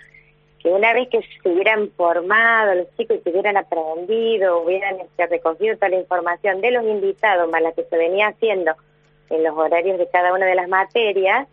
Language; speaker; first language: Spanish; native; Spanish